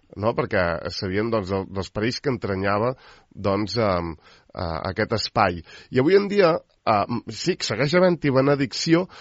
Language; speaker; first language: Catalan; native; Catalan